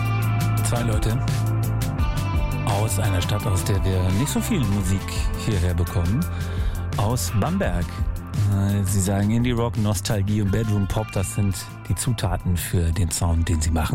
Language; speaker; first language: German; native; German